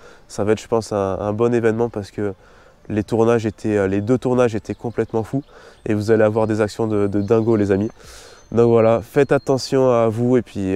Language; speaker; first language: French; native; French